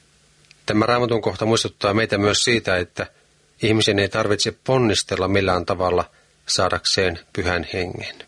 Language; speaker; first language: Finnish; native; Finnish